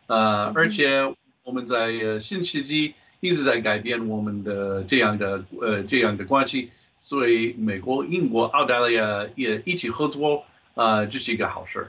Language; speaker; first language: Chinese; non-native, fluent; English